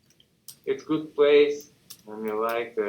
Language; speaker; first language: English; non-native, learner; Russian